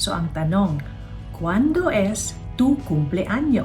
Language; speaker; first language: Spanish; non-native, fluent; Filipino